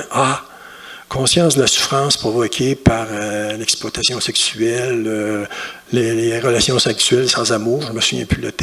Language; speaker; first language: French; native; French